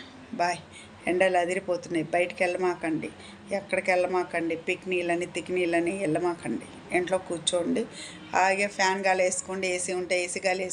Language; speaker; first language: Telugu; native; Telugu